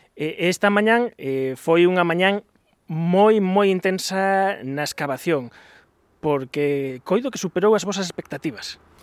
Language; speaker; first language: Galician; native; Galician